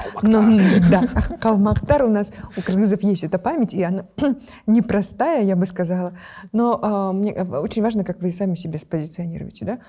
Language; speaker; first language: Russian; non-native, local second language; Kyrgyz